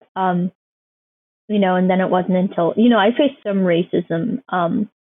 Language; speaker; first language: English; native; English